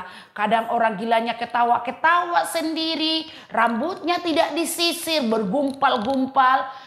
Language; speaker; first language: Indonesian; native; Indonesian